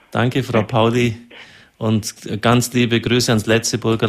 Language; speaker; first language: German; native; German